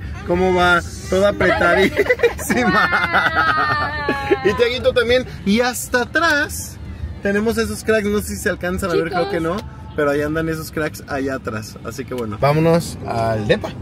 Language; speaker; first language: Spanish; native; Spanish